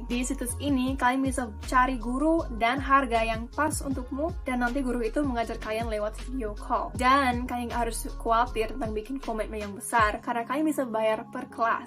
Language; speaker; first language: Indonesian; non-native, fluent; English